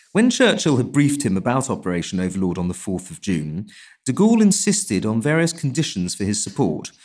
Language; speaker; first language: English; native; English